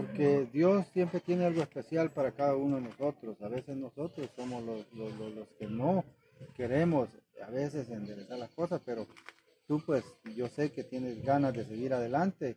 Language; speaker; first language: Spanish; native; Spanish